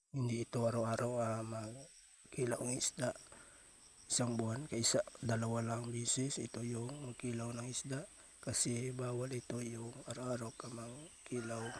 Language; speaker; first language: Filipino; non-native, local second language; Cebuano